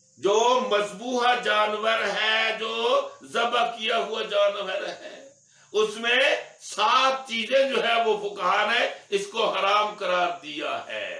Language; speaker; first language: Urdu; non-native, local second language; Punjabi